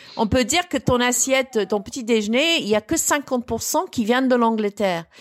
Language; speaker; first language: French; non-native, fluent; English